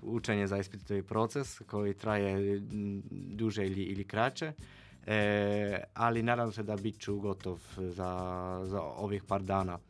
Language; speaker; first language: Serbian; non-native, fluent; Polish